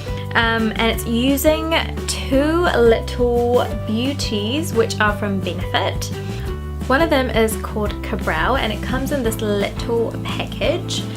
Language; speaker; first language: English; non-native, local second language; Sinhala